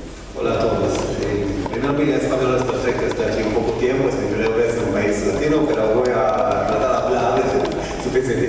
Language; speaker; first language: Spanish; non-native, learner; Hebrew